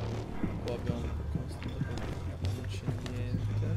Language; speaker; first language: Italian; native; Italian